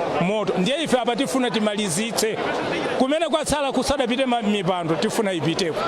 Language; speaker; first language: Nyanja; non-native, local second language; Yao